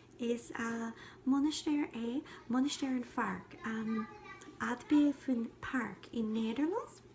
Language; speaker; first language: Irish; non-native, learner; English